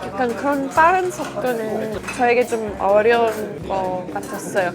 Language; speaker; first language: Korean; non-native, fluent; English